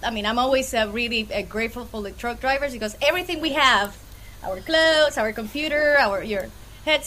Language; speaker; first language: English; non-native, fluent; Spanish